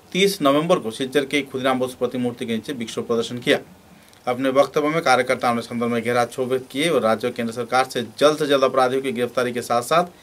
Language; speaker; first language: Hindi; non-native, local second language; Bangla